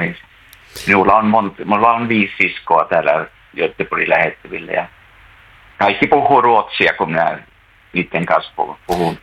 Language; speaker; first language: Finnish; native; Finnish